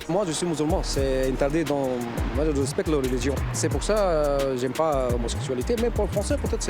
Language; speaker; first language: French; non-native, learner; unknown